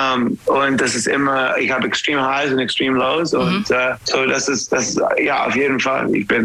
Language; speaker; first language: German; non-native, learner; English